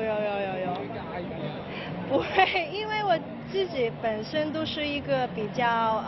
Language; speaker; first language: Chinese; non-native, local second language; Cantonese